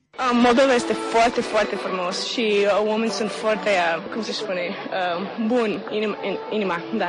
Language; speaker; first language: Romanian; non-native, learner; English